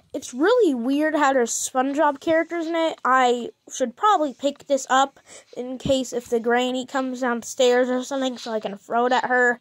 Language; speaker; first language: English; native; English